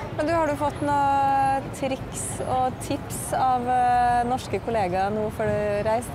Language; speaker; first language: Norwegian; native; Norwegian